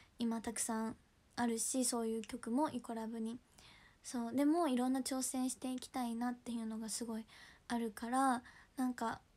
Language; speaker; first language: Japanese; native; Japanese